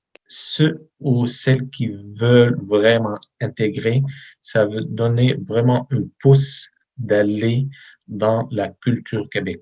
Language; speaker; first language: French; non-native, fluent; Arabic